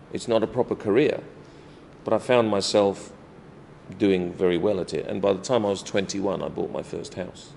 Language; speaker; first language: English; native; English